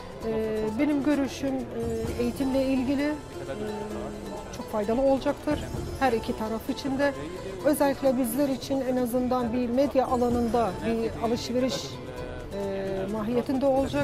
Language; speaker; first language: Turkish; non-native, fluent; Arabic